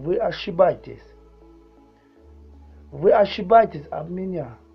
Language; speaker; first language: Russian; non-native, learner; Tajik